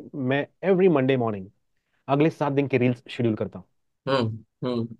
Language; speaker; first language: Hindi; non-native, local second language; Marathi